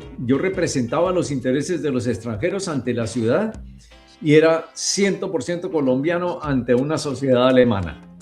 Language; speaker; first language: Spanish; native; Spanish